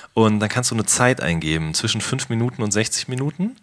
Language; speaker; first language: German; native; German